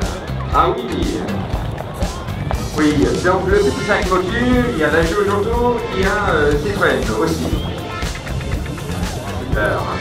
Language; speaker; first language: French; native; French